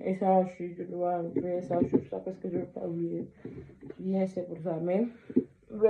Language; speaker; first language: French; non-native, fluent; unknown